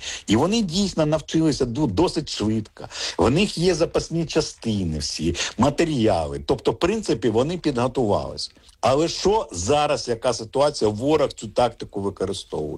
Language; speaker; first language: Ukrainian; native; Ukrainian